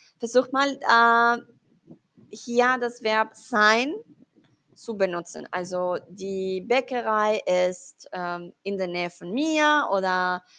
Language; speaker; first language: German; non-native, fluent; Spanish